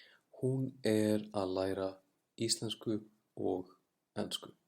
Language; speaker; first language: Icelandic; non-native, fluent; English